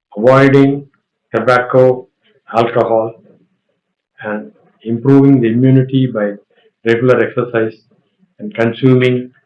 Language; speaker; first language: English; non-native, local second language; Tamil